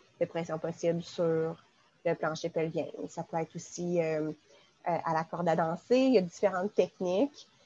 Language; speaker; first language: French; native; French